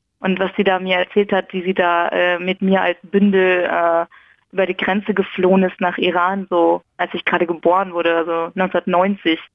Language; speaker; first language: German; early bilingual, other home language; Persian